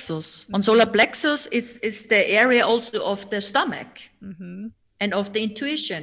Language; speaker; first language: English; non-native, fluent; German